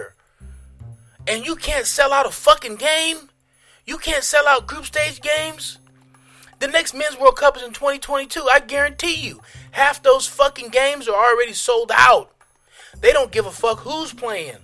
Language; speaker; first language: English; native; English